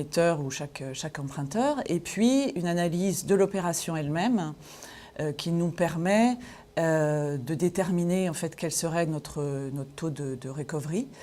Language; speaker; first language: French; native; French